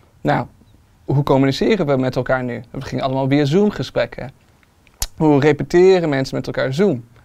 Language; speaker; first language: Dutch; early bilingual, other home language; English